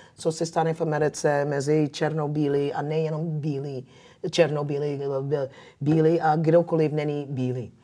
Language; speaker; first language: Czech; non-native, fluent; English